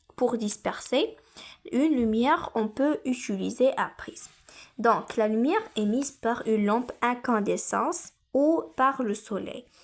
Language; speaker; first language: French; non-native, local second language; Arabic